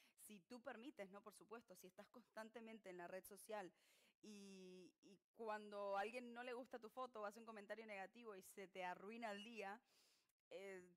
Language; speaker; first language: Spanish; native; Spanish